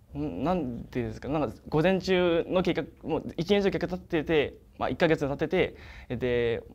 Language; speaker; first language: Japanese; native; Japanese